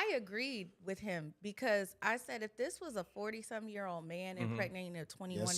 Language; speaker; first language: English; native; English